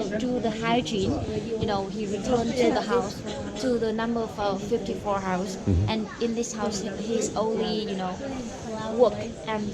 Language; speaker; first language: English; non-native, learner; Vietnamese